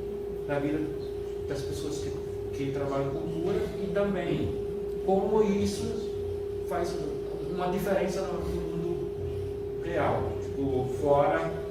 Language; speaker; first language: Portuguese; non-native, fluent; German